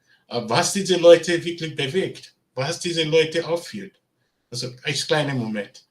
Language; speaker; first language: German; non-native, learner; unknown